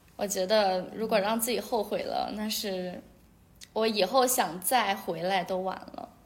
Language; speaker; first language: Chinese; non-native, local second language; Uyghur